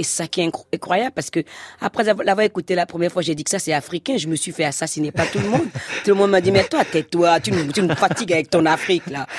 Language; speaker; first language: French; non-native, local second language; Fon